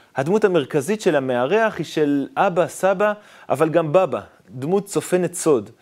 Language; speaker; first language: Hebrew; native; Hebrew